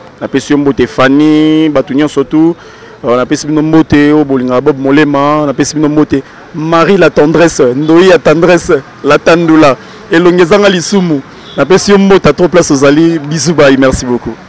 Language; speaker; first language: Lingala; native; Lingala